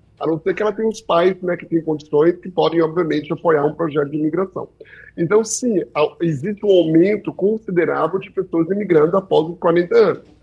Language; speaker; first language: Portuguese; early bilingual, heritage; Portuguese